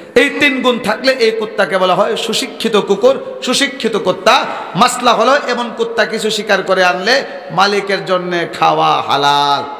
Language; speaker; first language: Bangla; native; Bangla